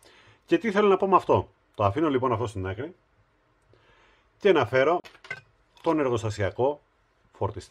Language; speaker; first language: Greek; native; Greek